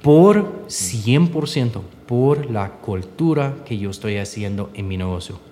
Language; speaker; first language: Spanish; non-native, learner; English